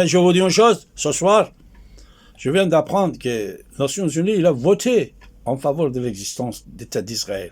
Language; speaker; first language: French; non-native, fluent; Persian